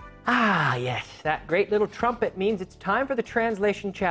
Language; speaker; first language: English; native; English